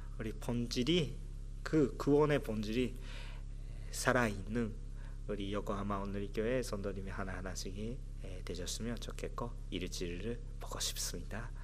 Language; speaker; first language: Korean; non-native, fluent; Japanese